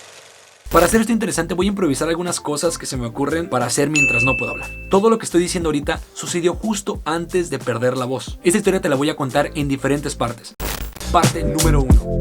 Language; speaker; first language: Spanish; native; Spanish